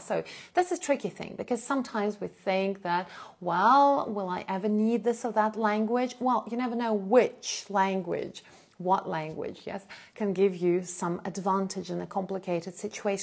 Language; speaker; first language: English; non-native, fluent; Russian